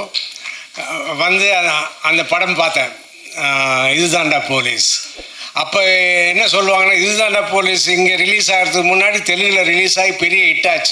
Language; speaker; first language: Tamil; non-native, local second language; Telugu